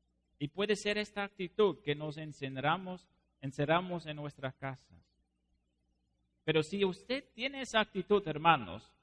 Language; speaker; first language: Spanish; non-native, fluent; Dutch